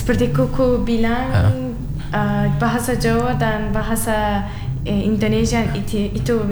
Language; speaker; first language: Indonesian; non-native, learner; Turkmen